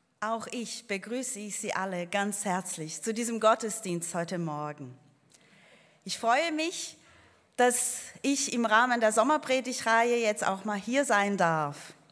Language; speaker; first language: German; non-native, fluent; Portuguese